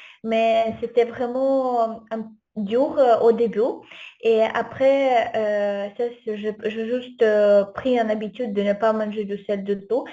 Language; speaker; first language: French; non-native, fluent; Ukrainian